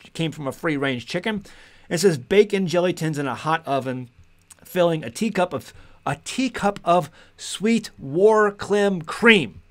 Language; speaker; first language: English; native; English